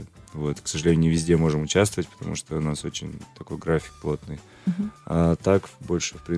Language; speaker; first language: Russian; native; Russian